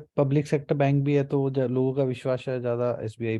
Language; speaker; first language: Hindi; native; Hindi